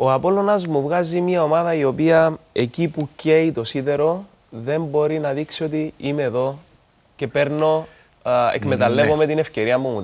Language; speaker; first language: Greek; native; Greek